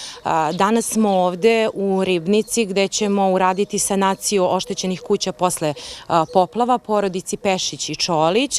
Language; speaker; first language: Serbian; native; Serbian